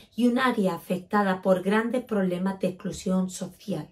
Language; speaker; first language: Spanish; native; Spanish